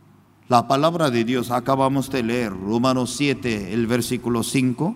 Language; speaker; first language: Spanish; non-native, fluent; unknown